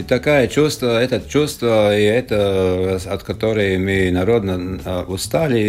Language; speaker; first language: Russian; non-native, local second language; Latvian